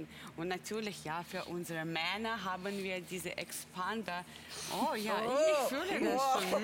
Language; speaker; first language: German; non-native, learner; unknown